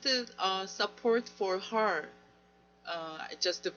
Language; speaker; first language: English; non-native, learner; Korean